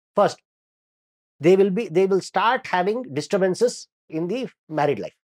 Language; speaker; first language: English; non-native, local second language; Kannada